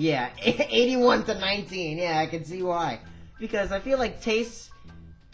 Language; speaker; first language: English; native; English